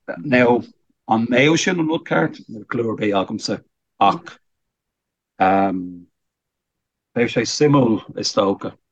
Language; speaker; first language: Irish; non-native, fluent; English